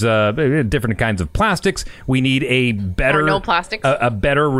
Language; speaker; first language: English; native; English